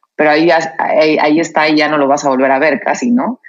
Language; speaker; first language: Spanish; native; Spanish